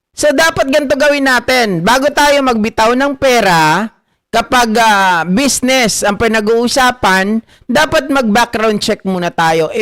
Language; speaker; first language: Filipino; native; Filipino